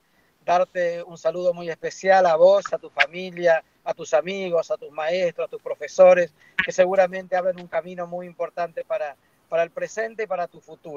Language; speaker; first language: Spanish; native; Spanish